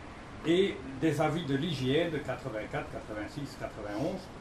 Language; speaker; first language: French; native; French